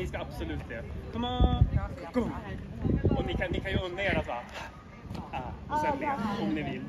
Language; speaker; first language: Swedish; native; Swedish